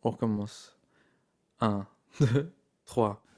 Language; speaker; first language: French; native; French